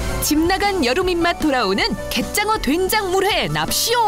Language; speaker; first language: Korean; native; Korean